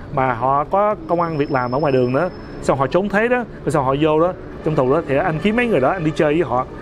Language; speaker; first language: Vietnamese; early bilingual, heritage; Vietnamese